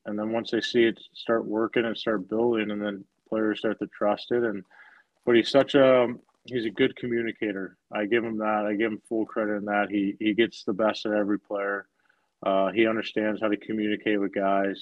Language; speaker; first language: English; native; English